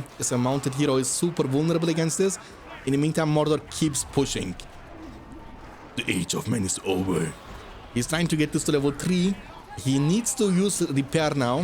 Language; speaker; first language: English; non-native, fluent; German